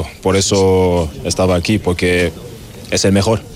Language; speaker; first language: Spanish; non-native, learner; German